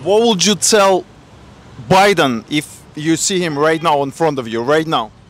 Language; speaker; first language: English; non-native, fluent; Russian